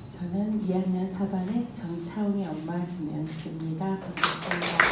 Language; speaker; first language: Korean; native; Korean